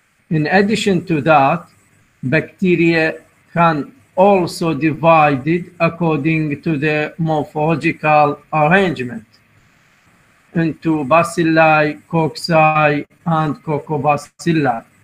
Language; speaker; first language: English; non-native, fluent; Arabic